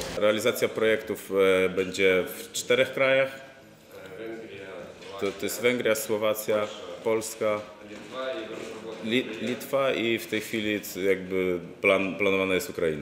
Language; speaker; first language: Polish; non-native, fluent; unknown